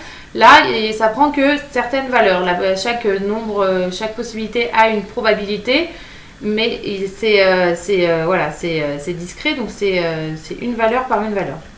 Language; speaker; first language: French; native; French